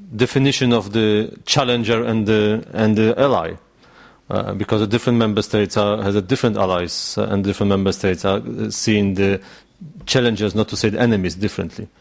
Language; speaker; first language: English; non-native, fluent; Polish